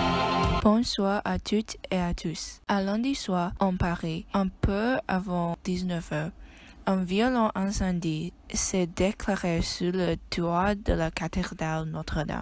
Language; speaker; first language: French; non-native, learner; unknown